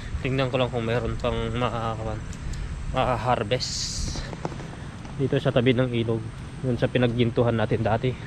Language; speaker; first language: Filipino; non-native, local second language; Iloko